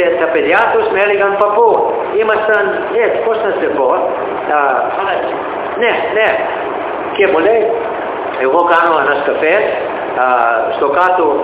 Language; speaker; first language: Greek; early bilingual, heritage; Greek